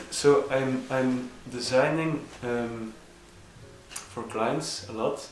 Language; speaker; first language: English; non-native, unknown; Dutch